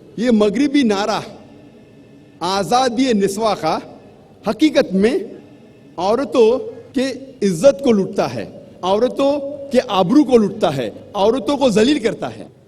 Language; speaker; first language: Urdu; non-native, local second language; Konkani